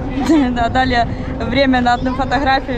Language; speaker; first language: Russian; native; Russian